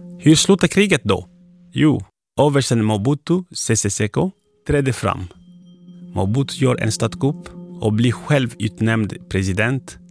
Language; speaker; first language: Swedish; non-native, fluent; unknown